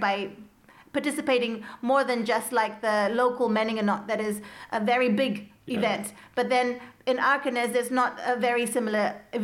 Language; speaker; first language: English; native; English